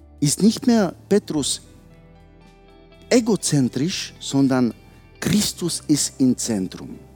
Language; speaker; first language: German; non-native, fluent; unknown